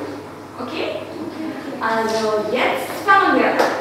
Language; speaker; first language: German; non-native, fluent; Indonesian